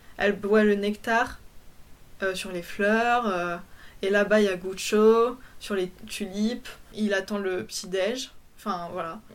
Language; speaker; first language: French; early bilingual, other home language; Polish